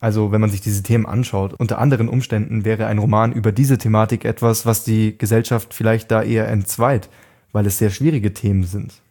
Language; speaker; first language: German; native; German